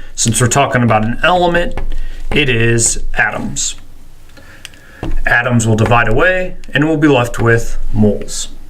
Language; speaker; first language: English; native; English